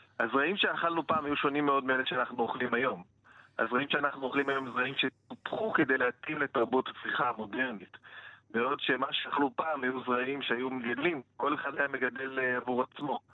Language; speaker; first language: Hebrew; native; Hebrew